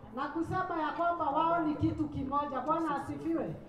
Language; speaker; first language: Swahili; non-native, local second language; Kikuyu